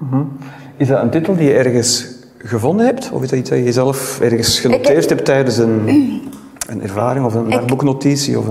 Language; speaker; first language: Dutch; native; Dutch